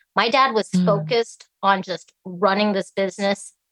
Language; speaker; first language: English; early bilingual, other home language; Cantonese